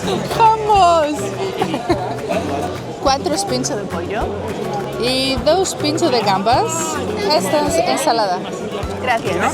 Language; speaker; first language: Spanish; non-native, learner; Greek